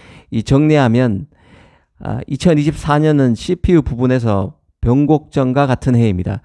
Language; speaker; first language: Korean; native; Korean